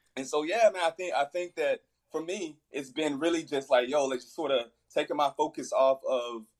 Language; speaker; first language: English; native; English